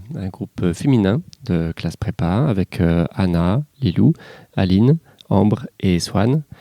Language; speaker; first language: French; native; French